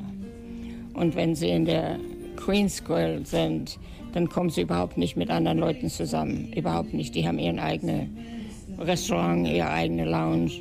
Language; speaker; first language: German; native; German